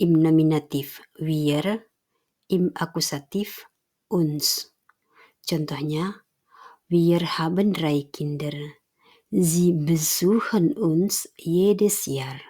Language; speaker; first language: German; non-native, fluent; Indonesian